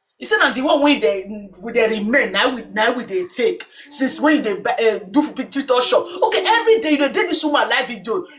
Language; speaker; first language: Nigerian Pidgin; native; Nigerian Pidgin